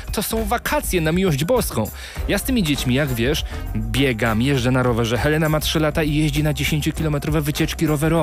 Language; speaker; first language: Polish; native; Polish